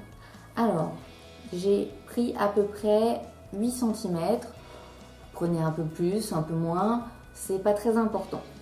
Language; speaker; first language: French; native; French